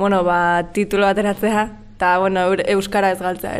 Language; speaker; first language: Basque; non-native, local second language; Spanish